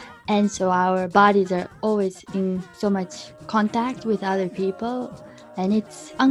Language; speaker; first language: English; early bilingual, other home language; Japanese